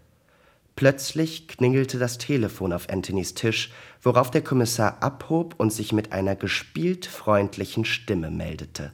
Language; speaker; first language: German; native; German